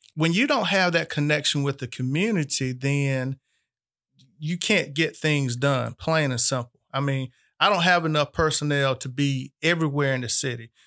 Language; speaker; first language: English; native; English